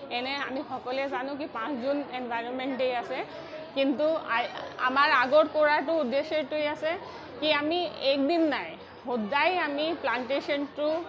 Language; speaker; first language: Assamese; non-native, local second language; Marwari